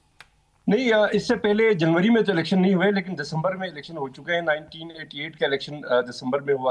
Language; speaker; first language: Hindi; non-native, local second language; Balti